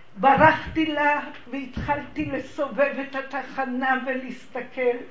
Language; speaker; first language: Hebrew; early bilingual, other home language; Hungarian